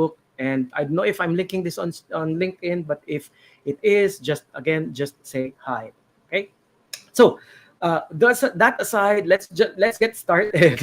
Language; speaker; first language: English; non-native, local second language; Filipino